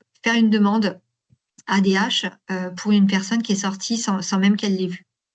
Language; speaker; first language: French; native; French